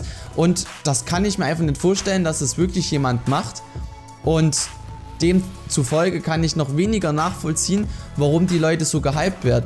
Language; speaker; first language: German; native; German